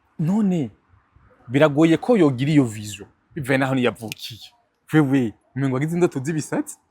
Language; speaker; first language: Rundi; native; Rundi